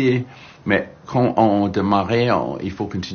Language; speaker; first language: French; non-native, learner; English